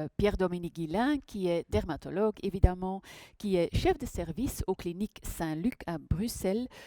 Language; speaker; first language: French; non-native, local second language; Dutch